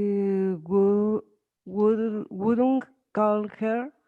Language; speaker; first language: English; non-native, learner; Spanish